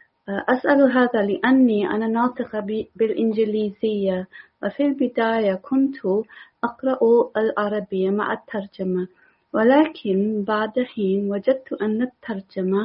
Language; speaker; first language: Arabic; non-native, learner; English